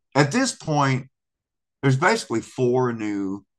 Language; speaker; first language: English; native; English